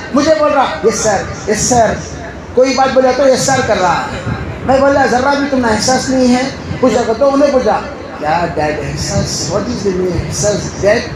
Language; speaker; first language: Urdu; native; Urdu